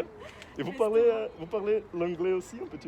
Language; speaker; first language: French; non-native, fluent; Portuguese